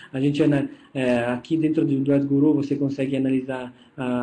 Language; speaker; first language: Portuguese; non-native, fluent; Italian